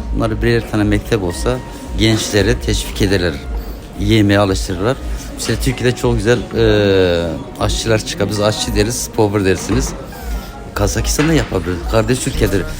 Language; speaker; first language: Turkish; native; Turkish